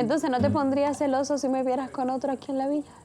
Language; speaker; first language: Spanish; native; Spanish